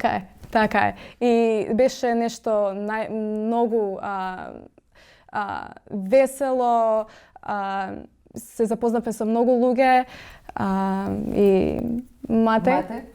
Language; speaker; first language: Macedonian; early bilingual, other home language; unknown